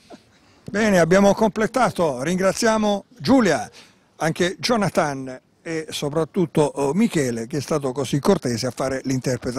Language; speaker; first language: Italian; native; Italian